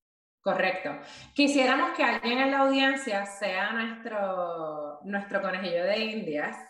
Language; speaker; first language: Spanish; native; Spanish